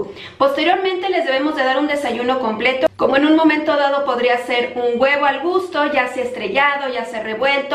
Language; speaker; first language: Spanish; native; Spanish